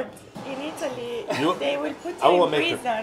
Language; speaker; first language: English; non-native, fluent; Italian